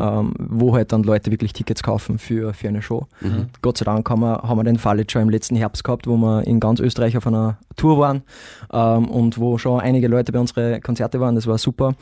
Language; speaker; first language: German; native; German